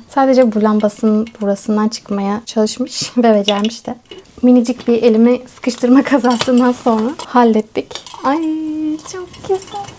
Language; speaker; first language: Turkish; native; Turkish